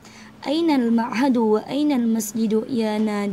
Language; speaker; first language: Arabic; non-native, learner; Indonesian